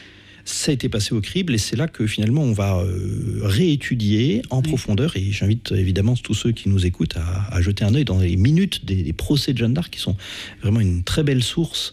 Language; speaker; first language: French; native; French